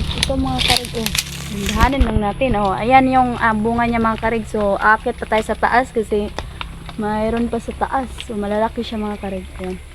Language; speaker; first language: Filipino; non-native, local second language; Cebuano